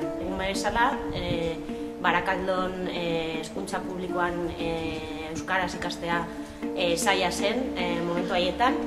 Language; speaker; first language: Basque; non-native, local second language; Spanish